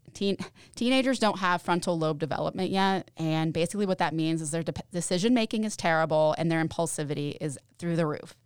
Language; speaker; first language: English; native; English